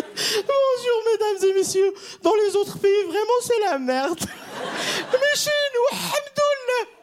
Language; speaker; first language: French; non-native, local second language; Kabyle